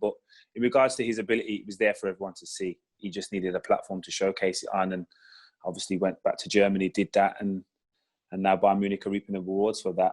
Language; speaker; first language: English; native; English